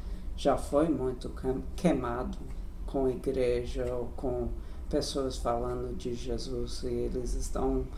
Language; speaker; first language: Portuguese; non-native, fluent; English